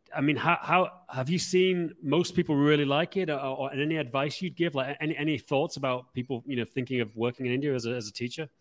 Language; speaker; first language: English; native; English